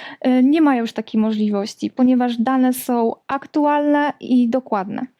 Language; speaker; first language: Polish; native; Polish